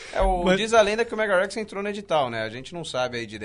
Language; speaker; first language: Portuguese; native; Portuguese